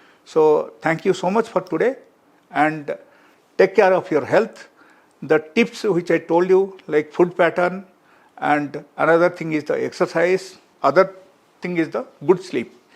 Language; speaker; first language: English; non-native, local second language; Telugu